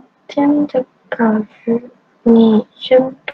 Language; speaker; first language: Chinese; non-native, learner; Indonesian